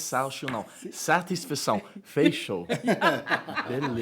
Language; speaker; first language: Portuguese; non-native, learner; English